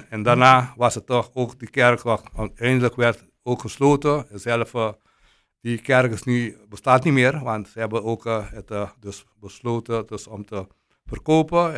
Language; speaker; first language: Dutch; non-native, local second language; Papiamento